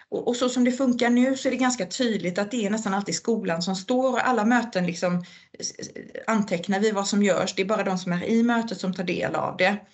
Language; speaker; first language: Swedish; native; Swedish